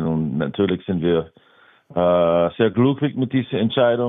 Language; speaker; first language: German; non-native, learner; English